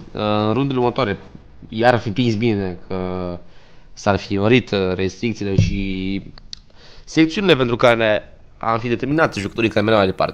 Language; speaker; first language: Romanian; native; Romanian